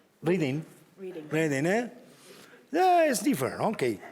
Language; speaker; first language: English; non-native, learner; Spanish